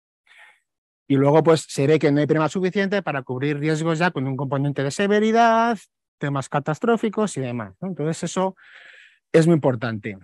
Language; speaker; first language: Spanish; native; Spanish